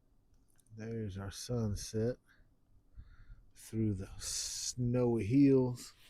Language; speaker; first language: English; native; English